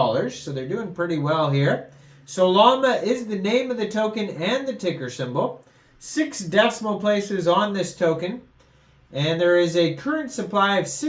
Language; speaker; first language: English; native; English